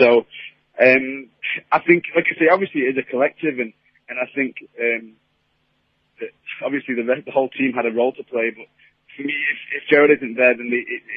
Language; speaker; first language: English; native; English